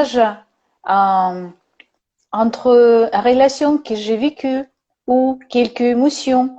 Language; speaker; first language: French; non-native, learner; Russian